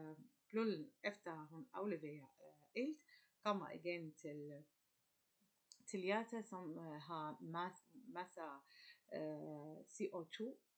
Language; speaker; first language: Danish; non-native, learner; Arabic